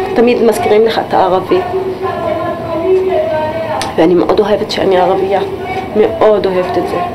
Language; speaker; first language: Hebrew; non-native, local second language; Arabic